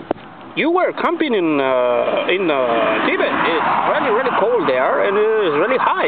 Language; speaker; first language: English; non-native, learner; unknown